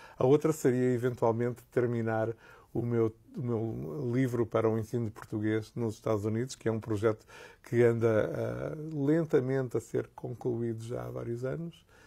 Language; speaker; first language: Portuguese; native; Portuguese